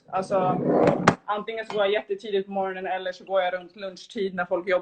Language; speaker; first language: Swedish; early bilingual, other home language; Somali